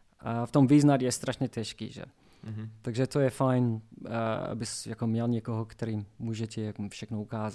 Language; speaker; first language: Czech; non-native, learner; English